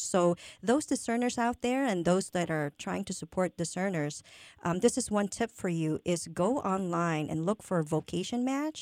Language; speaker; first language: English; non-native, local second language; Filipino